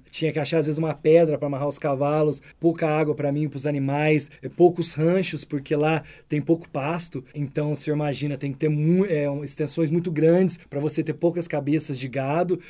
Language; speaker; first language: Portuguese; native; Portuguese